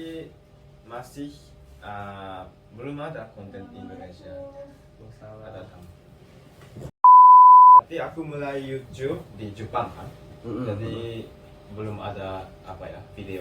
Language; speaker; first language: Indonesian; non-native, learner; Japanese